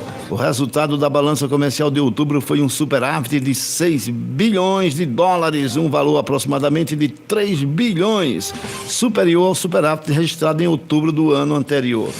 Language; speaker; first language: Portuguese; native; Portuguese